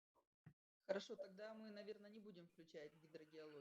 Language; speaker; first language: Russian; native; Russian